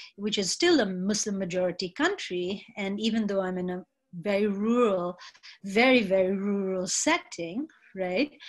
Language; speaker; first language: English; non-native, local second language; Bangla